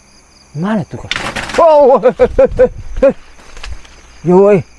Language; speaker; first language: Malay; native; Malay